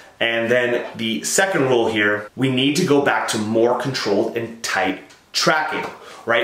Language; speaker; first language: English; native; English